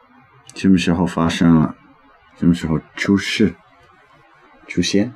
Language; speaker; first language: Chinese; non-native, learner; English